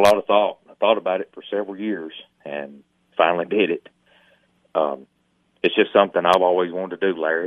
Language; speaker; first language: English; native; English